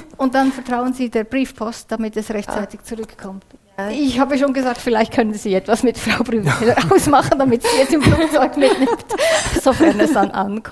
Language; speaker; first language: German; native; German